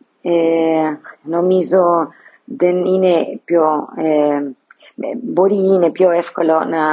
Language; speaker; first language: Greek; non-native, learner; Portuguese